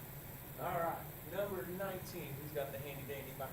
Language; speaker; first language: English; native; English